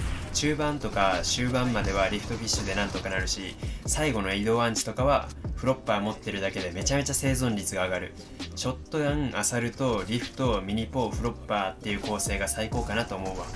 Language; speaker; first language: Japanese; native; Japanese